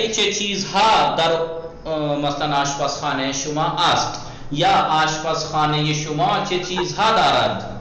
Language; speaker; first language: Persian; non-native, fluent; Urdu